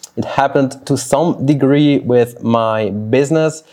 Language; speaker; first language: English; non-native, fluent; Swiss German